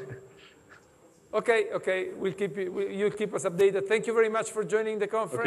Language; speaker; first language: English; non-native, fluent; Italian